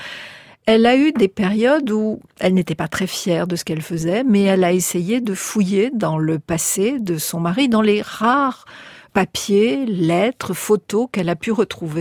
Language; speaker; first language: French; native; French